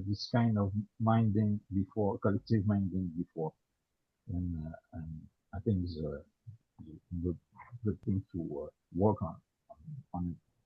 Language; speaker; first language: English; non-native, learner; French